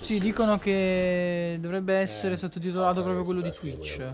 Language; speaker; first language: Italian; native; Italian